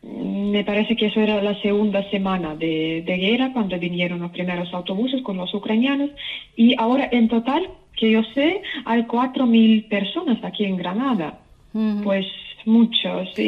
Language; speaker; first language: Spanish; non-native, fluent; Ukrainian